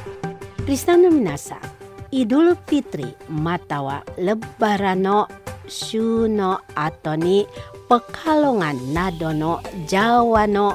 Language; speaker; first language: Japanese; non-native, fluent; Indonesian